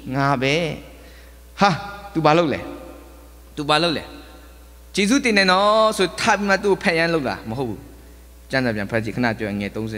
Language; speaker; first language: Burmese; non-native, local second language; Kachin